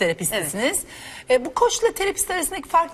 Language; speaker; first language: Turkish; native; Turkish